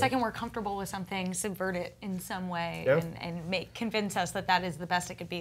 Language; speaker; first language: English; native; English